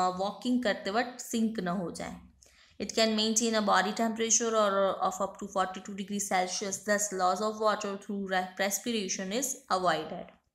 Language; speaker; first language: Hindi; non-native, local second language; Gujarati